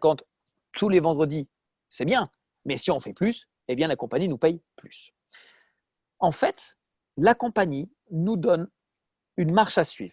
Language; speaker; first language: French; native; French